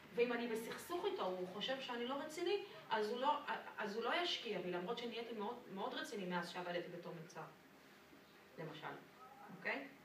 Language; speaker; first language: Hebrew; non-native, fluent; French